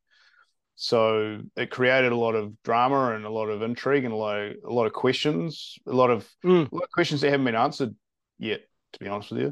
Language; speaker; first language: English; native; English